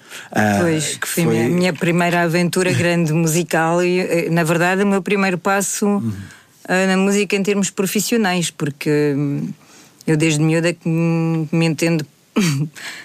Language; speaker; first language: Portuguese; native; Portuguese